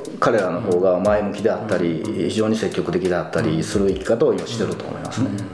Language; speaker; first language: Japanese; native; Japanese